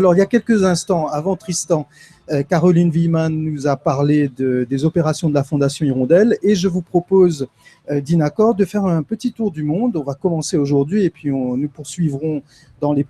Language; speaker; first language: French; native; French